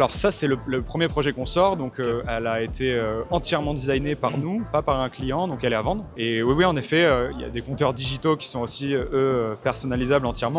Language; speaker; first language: French; native; French